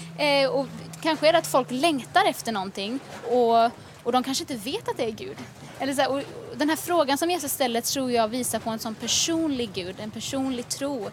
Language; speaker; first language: Swedish; native; Swedish